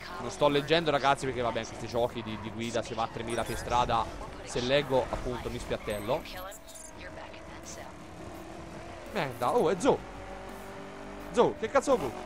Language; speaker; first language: Italian; native; Italian